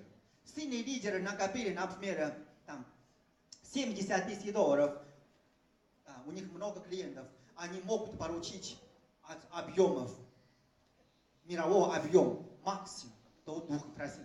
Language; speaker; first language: Russian; non-native, fluent; Chinese